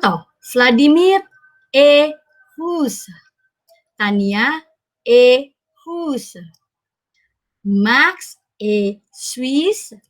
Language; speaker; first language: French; non-native, fluent; Indonesian